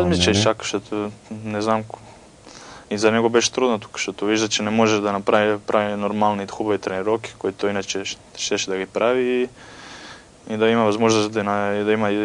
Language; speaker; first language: Bulgarian; non-native, fluent; Croatian